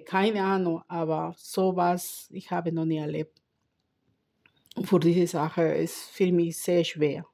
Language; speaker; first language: German; non-native, learner; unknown